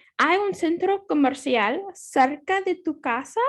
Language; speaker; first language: Spanish; non-native, learner; English